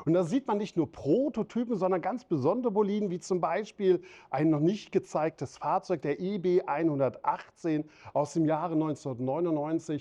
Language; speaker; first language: German; native; German